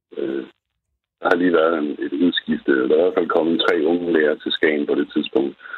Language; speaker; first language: Danish; native; Danish